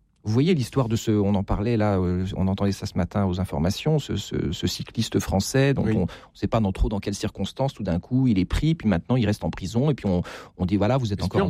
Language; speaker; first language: French; native; French